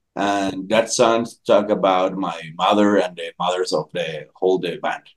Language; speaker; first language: English; non-native, fluent; Spanish